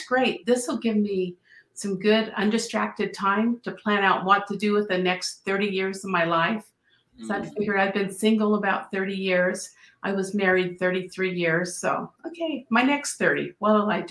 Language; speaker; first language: English; native; English